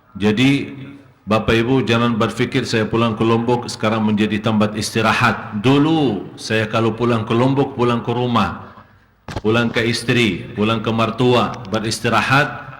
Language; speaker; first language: Indonesian; non-native, fluent; Arabic